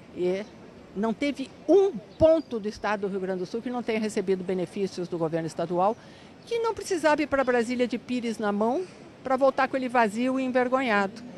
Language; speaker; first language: Portuguese; native; Portuguese